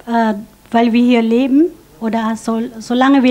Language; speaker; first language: German; non-native, fluent; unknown